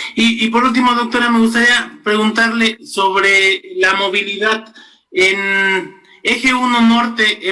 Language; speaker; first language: Spanish; native; Spanish